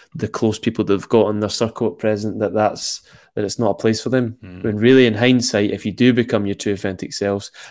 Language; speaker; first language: English; native; English